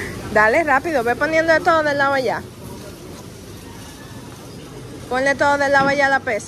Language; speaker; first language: Spanish; native; Spanish